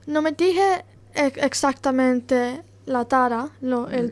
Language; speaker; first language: Spanish; non-native, learner; Italian